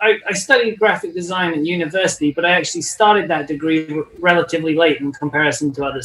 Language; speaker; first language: English; native; English